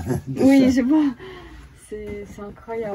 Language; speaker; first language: French; non-native, fluent; Russian